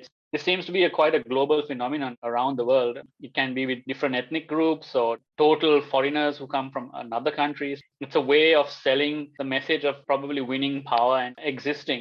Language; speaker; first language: English; non-native, local second language; Sinhala